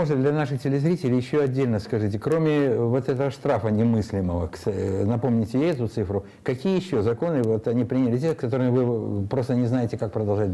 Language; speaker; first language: Russian; native; Russian